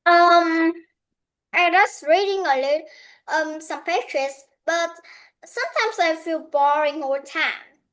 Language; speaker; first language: English; non-native, learner; Vietnamese